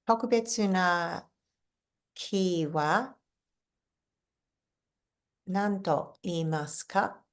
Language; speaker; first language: Japanese; non-native, fluent; English